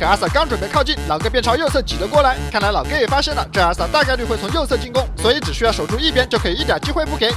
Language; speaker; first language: Chinese; native; Chinese